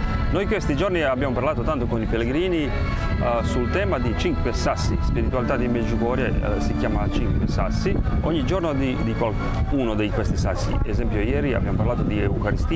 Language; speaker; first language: Italian; non-native, fluent; Croatian